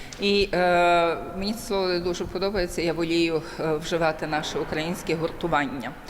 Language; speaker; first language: Ukrainian; early bilingual, heritage; Ukrainian